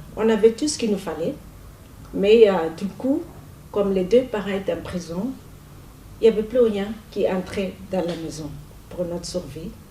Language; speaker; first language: French; non-native, fluent; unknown